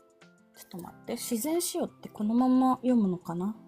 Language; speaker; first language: Japanese; non-native, fluent; Filipino